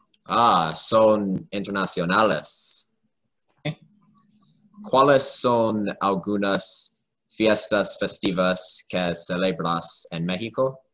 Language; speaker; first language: Spanish; non-native, learner; English